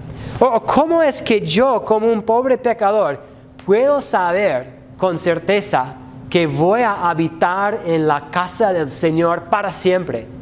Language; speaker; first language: Spanish; non-native, fluent; English